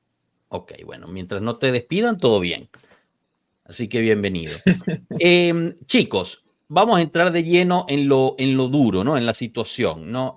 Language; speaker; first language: Spanish; native; Spanish